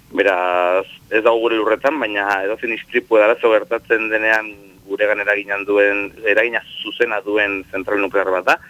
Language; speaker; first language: Basque; native; Basque